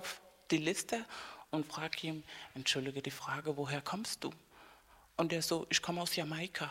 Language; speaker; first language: German; non-native, fluent; Spanish